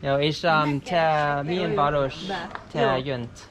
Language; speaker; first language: Hungarian; non-native, learner; English